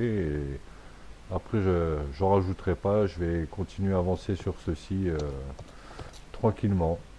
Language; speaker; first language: French; native; French